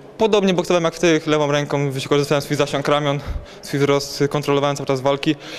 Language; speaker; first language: Polish; native; Polish